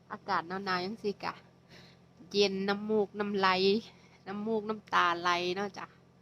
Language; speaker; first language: Thai; native; Thai